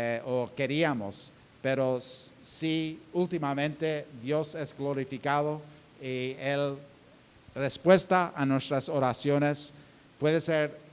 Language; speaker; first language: Spanish; non-native, fluent; English